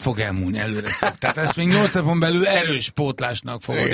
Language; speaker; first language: Hungarian; native; Hungarian